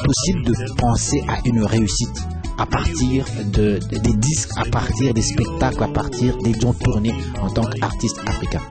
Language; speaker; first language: French; native; French